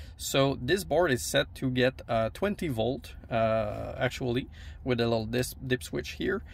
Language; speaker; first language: English; non-native, local second language; French